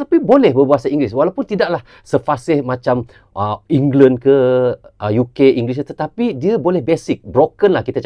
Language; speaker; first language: Malay; native; Malay